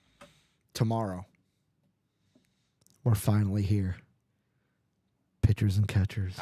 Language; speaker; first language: English; native; English